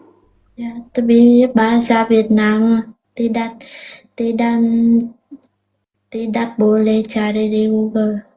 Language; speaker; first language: Indonesian; non-native, learner; Vietnamese